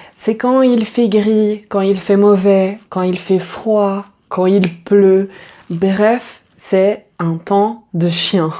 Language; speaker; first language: French; native; French